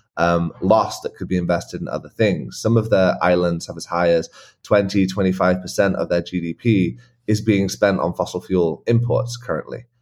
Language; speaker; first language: English; native; English